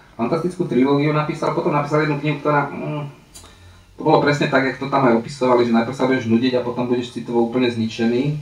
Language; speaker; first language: Slovak; non-native, local second language; Hungarian